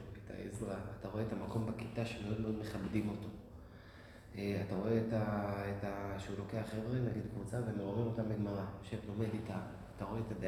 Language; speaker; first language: Hebrew; native; Hebrew